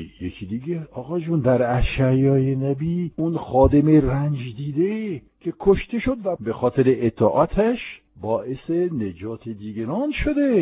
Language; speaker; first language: Persian; non-native, fluent; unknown